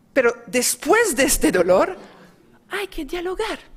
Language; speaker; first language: Spanish; non-native, fluent; French